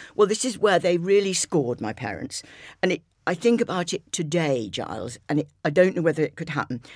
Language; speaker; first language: English; native; English